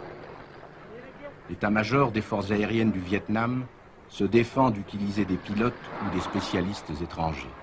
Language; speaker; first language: French; native; French